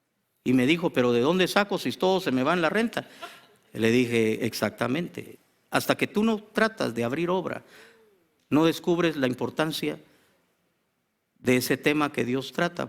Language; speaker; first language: Spanish; native; Spanish